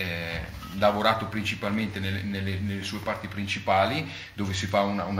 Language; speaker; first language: Italian; native; Italian